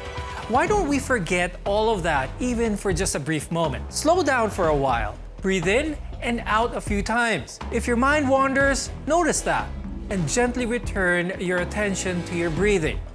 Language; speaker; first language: English; non-native, local second language; Filipino